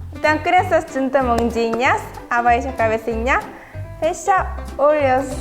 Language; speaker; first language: Portuguese; non-native, fluent; Korean